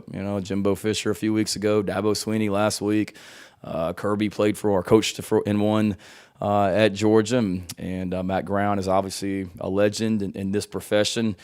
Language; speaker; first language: English; native; English